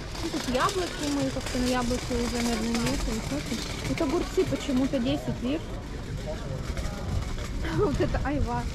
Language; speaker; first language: Russian; native; Russian